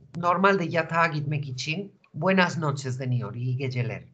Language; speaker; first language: Turkish; non-native, fluent; Spanish